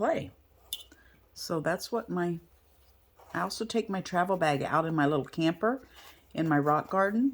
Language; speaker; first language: English; native; English